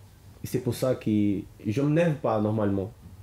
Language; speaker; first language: French; non-native, learner; Portuguese